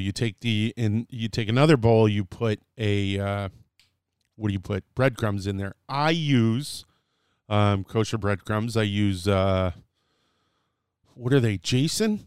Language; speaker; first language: English; native; English